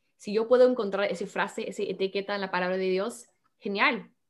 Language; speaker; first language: Spanish; non-native, fluent; English